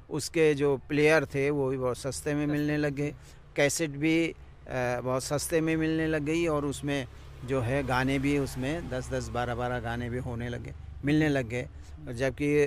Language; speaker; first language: Hindi; non-native, local second language; Garhwali